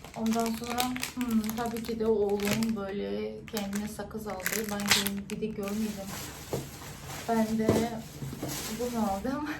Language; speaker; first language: Turkish; non-native, fluent; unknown